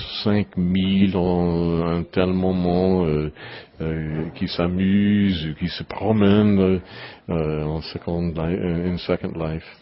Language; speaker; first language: French; non-native, learner; English